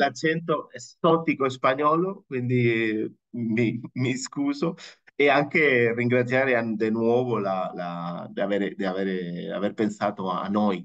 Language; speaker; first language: Italian; non-native, fluent; Spanish